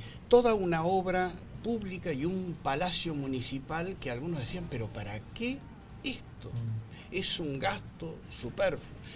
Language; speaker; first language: Spanish; native; Spanish